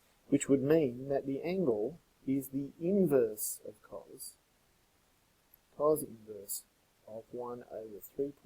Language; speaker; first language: English; native; English